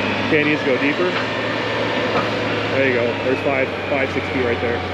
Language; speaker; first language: English; native; English